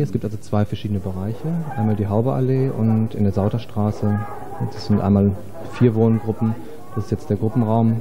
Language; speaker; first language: German; native; German